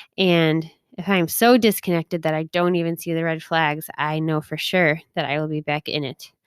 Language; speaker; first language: English; native; English